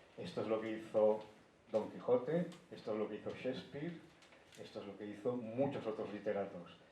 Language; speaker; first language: Spanish; native; Spanish